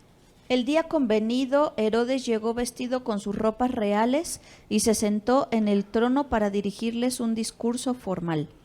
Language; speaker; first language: Spanish; native; Spanish